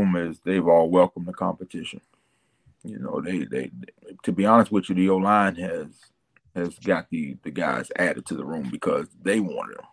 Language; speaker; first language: English; native; English